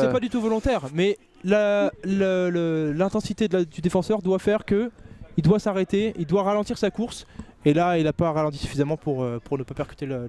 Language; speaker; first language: French; native; French